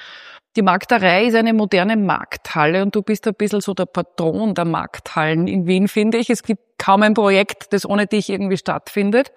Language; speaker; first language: German; native; German